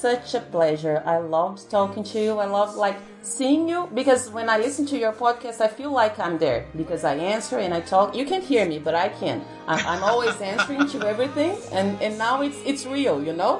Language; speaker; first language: English; non-native, fluent; Portuguese